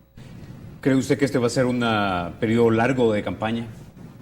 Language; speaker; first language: Spanish; native; Spanish